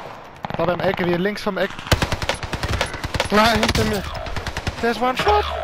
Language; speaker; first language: German; native; German